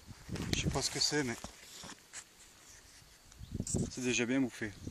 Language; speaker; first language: French; native; French